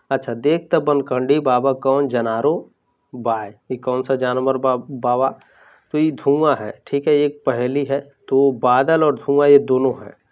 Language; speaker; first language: Hindi; native; Hindi